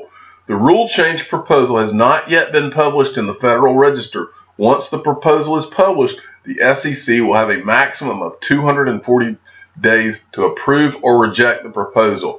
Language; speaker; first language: English; native; English